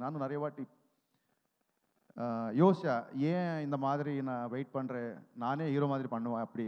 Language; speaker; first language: Tamil; non-native, learner; Telugu